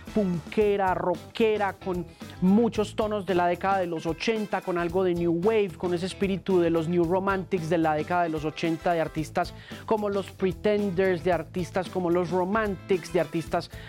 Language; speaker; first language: Spanish; native; Spanish